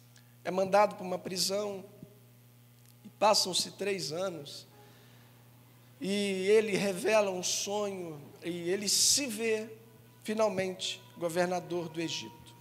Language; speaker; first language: Portuguese; native; Portuguese